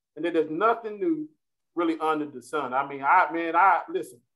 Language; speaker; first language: English; native; English